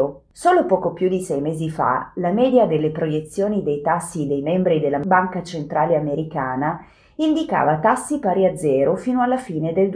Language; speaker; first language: Italian; native; Italian